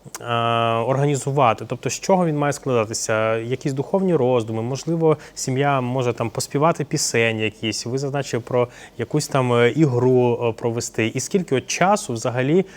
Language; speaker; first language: Ukrainian; native; Ukrainian